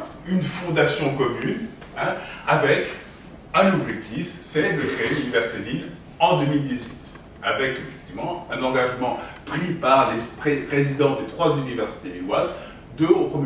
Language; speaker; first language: French; native; French